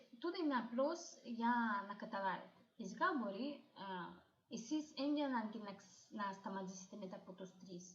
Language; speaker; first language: Greek; non-native, fluent; Russian